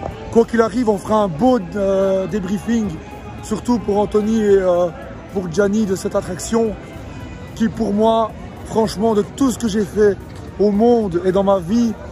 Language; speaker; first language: French; native; French